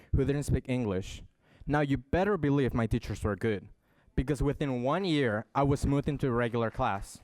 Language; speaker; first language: English; early bilingual, other home language; Spanish